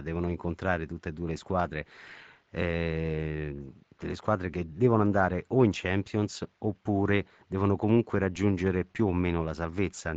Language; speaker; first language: Italian; native; Italian